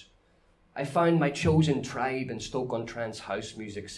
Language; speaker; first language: English; native; English